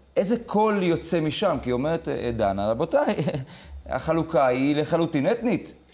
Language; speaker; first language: Hebrew; native; Hebrew